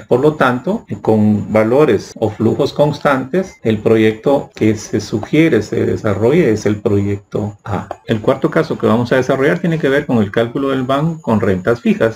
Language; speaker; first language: Spanish; native; Spanish